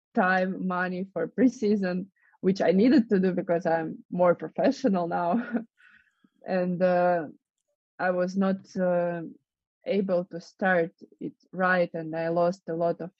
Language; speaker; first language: English; non-native, fluent; Russian